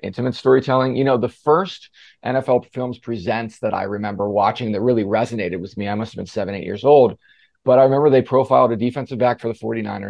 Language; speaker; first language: English; native; English